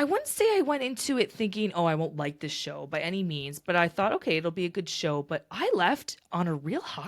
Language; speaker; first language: English; native; English